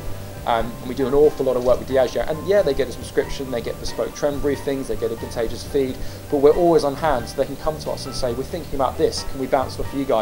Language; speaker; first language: English; native; English